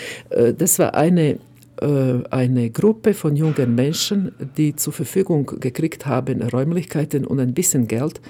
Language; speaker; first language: German; non-native, fluent; Croatian